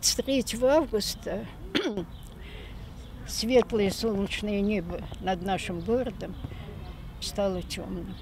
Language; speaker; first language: Russian; native; Russian